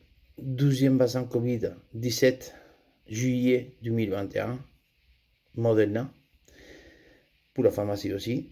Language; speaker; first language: French; non-native, fluent; Spanish